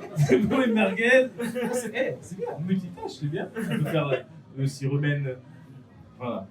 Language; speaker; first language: French; non-native, fluent; Portuguese